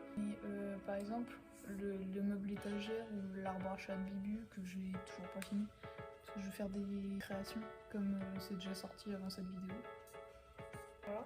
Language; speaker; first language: French; native; French